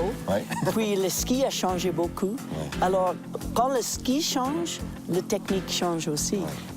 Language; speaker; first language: French; non-native, local second language; English